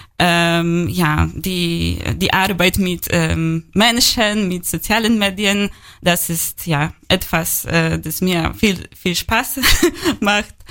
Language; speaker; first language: German; non-native, fluent; Polish